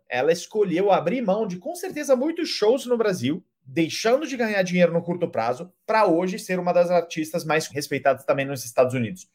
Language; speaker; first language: Portuguese; non-native, fluent; Italian